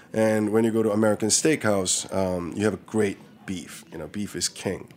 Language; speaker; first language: English; early bilingual, other home language; Korean